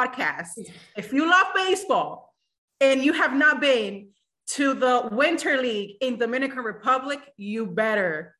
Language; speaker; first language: English; non-native, fluent; Spanish